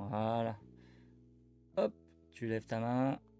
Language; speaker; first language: French; native; French